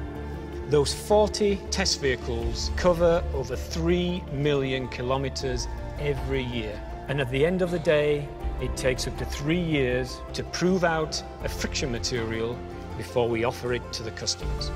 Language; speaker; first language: English; native; English